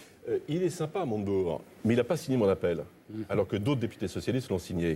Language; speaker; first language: French; native; French